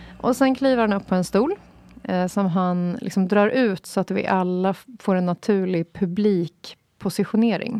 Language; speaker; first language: Swedish; native; Swedish